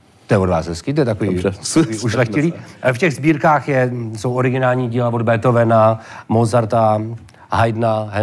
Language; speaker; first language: Czech; native; Czech